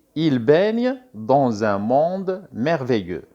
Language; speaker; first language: French; non-native, local second language; Arabic